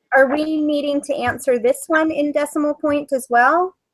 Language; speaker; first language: English; native; English